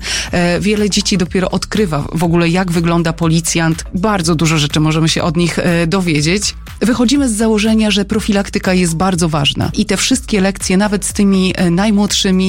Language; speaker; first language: Polish; native; Polish